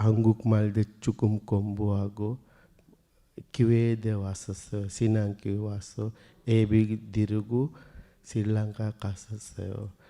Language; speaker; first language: Korean; non-native, learner; Sinhala